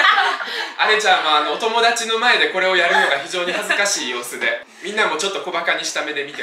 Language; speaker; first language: Japanese; early bilingual, other home language; Russian